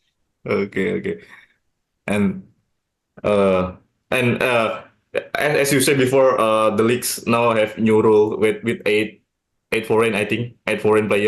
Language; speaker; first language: English; non-native, learner; Indonesian